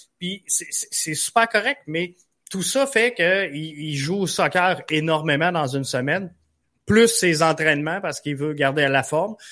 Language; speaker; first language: French; native; French